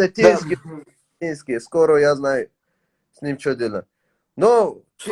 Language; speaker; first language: Russian; non-native, learner; Tajik